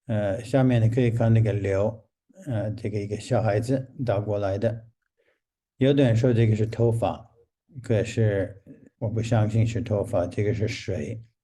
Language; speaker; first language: Chinese; non-native, fluent; English